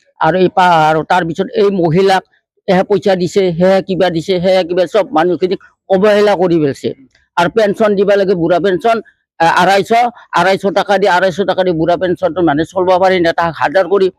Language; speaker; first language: Assamese; non-native, local second language; Bangla